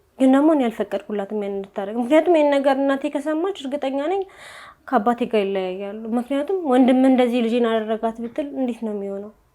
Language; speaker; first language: Amharic; native; Amharic